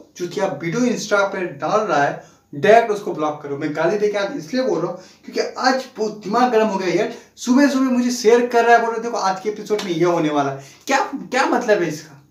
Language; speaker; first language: Hindi; non-native, local second language; Bangla